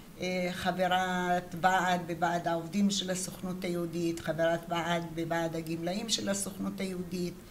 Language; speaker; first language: Hebrew; early bilingual, other home language; Arabic